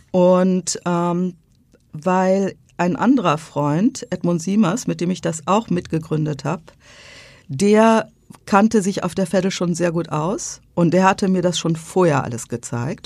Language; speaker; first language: German; native; German